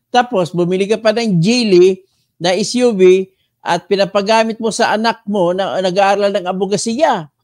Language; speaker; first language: Filipino; native; Filipino